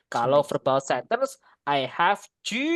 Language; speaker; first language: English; non-native, fluent; Indonesian